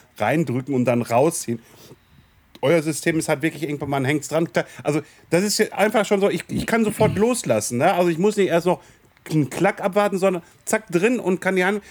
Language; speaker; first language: German; native; German